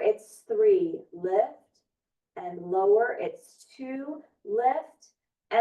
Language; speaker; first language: English; native; English